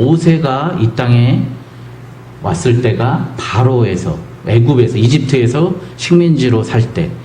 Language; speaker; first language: Korean; native; Korean